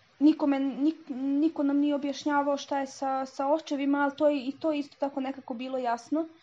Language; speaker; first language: Serbian; native; Serbian